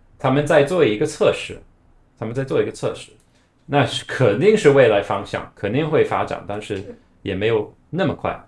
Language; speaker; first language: Chinese; non-native, fluent; English